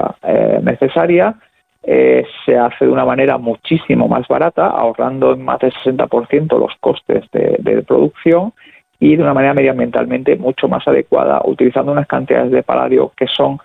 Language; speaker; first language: Spanish; native; Spanish